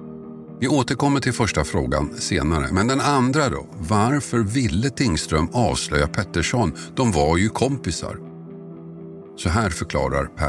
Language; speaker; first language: Swedish; native; Swedish